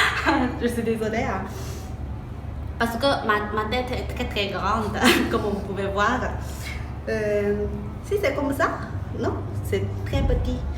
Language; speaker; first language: French; non-native, fluent; Chinese